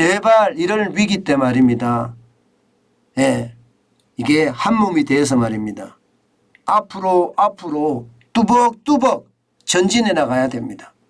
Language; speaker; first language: Korean; native; Korean